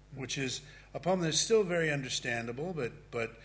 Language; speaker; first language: English; early bilingual, other home language; Spanish